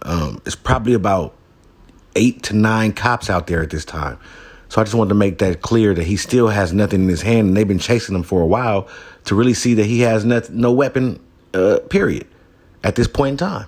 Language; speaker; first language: English; native; English